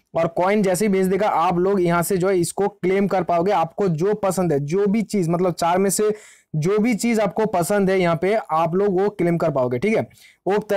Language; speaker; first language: Hindi; native; Hindi